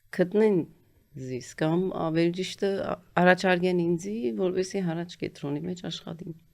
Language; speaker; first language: Armenian; early bilingual, heritage; Armenian